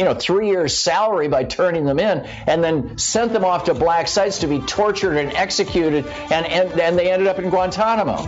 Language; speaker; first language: English; native; English